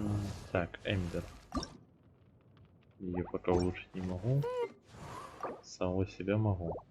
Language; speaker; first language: Russian; native; Russian